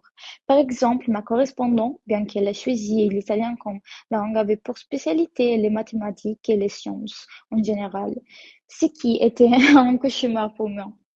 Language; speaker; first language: French; non-native, learner; Italian